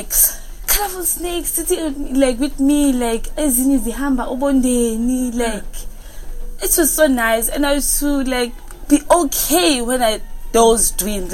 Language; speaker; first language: English; non-native, local second language; Zulu